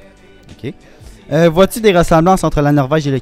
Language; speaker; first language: French; native; French